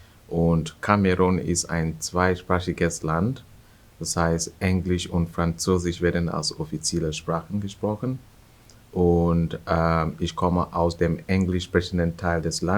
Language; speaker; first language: German; non-native, fluent; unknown